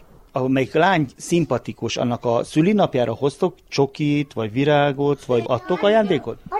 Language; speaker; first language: Hungarian; native; Hungarian